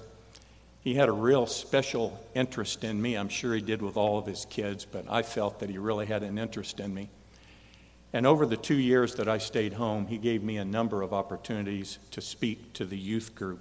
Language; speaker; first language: English; native; English